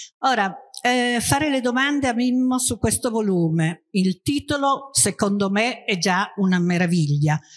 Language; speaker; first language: Italian; native; Italian